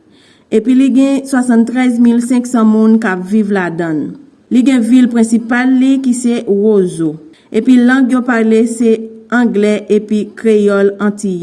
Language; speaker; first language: French; non-native, learner; Haitian Creole